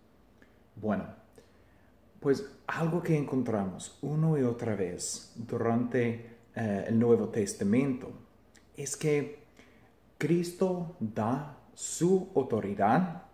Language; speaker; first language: Spanish; non-native, fluent; English